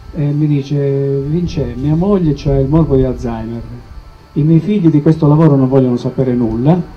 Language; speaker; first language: Italian; native; Italian